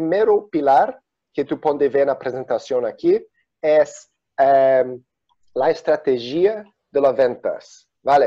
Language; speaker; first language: Spanish; non-native, learner; Portuguese